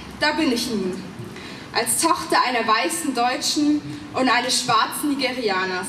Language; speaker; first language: German; native; German